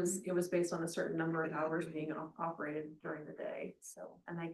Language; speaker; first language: English; native; English